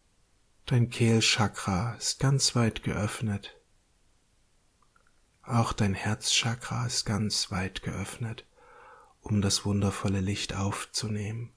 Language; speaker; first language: German; native; German